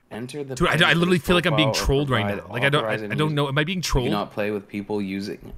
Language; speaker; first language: English; native; English